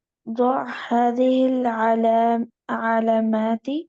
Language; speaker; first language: Arabic; non-native, learner; Urdu